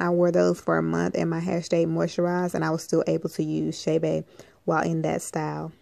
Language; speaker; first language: English; native; English